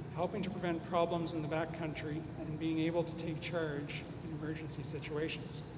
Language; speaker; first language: English; native; English